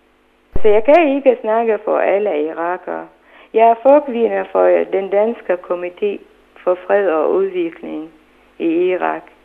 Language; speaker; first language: Danish; non-native, fluent; Arabic